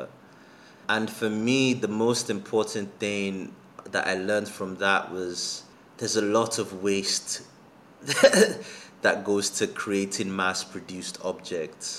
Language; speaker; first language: English; non-native, local second language; Yoruba